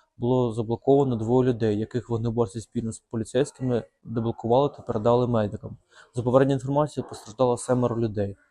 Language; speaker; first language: Ukrainian; native; Ukrainian